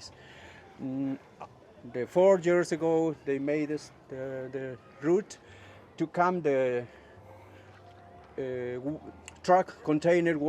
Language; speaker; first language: English; non-native, fluent; Spanish